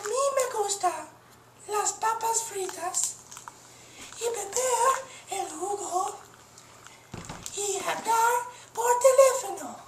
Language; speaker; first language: Spanish; non-native, learner; English